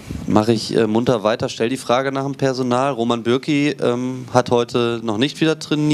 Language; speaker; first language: German; native; German